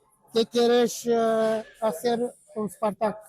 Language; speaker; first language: Spanish; non-native, learner; Bulgarian